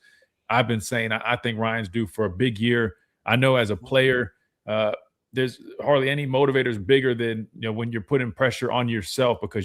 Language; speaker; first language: English; native; English